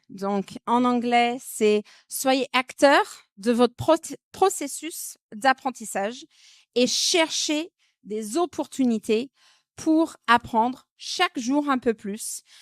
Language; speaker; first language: French; non-native, fluent; English